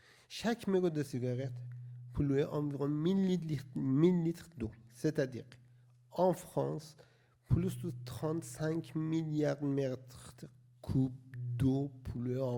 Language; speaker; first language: French; non-native, learner; Persian